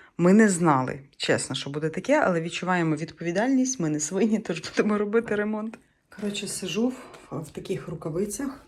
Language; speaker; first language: Ukrainian; native; Ukrainian